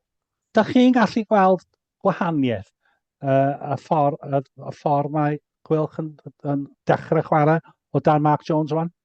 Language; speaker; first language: Welsh; non-native, fluent; English